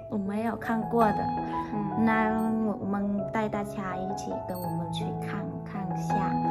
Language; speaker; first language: Chinese; non-native, learner; Vietnamese